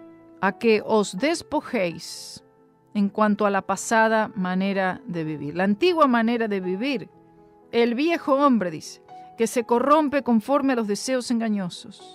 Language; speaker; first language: Spanish; native; Spanish